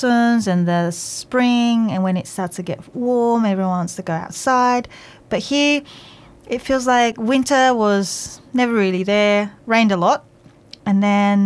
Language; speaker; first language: English; non-native, fluent; Japanese